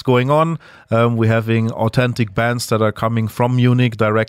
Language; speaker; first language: English; non-native, fluent; German